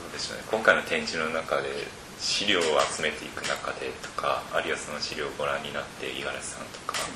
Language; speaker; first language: Japanese; native; Japanese